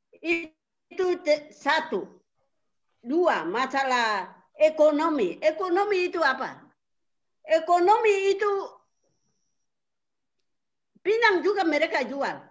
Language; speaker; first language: Indonesian; non-native, local second language; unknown